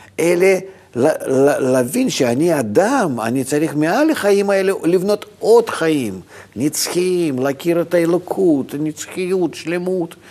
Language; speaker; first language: Hebrew; non-native, fluent; Russian